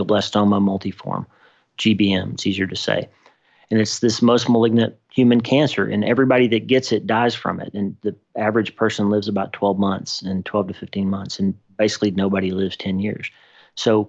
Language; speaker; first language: English; native; English